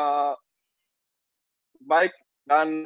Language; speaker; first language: Indonesian; non-native, learner; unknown